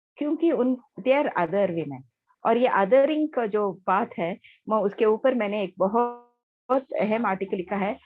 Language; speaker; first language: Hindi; non-native, local second language; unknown